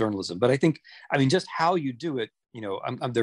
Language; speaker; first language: English; native; English